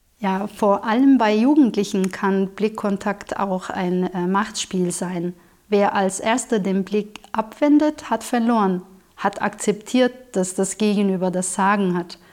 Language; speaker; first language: German; non-native, fluent; Turkish